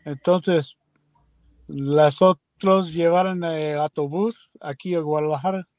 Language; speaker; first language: Spanish; non-native, learner; English